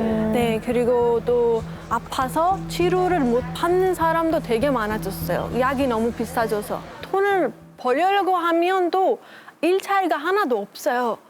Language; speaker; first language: Korean; non-native, fluent; Persian